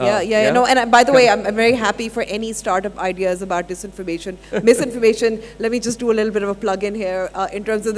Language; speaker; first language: English; non-native, local second language; Urdu